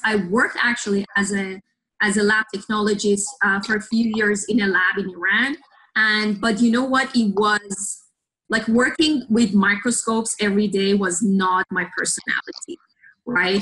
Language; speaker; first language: English; non-native, fluent; Persian